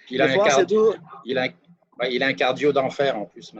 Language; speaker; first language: French; native; French